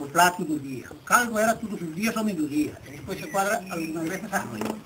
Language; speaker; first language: Galician; native; Galician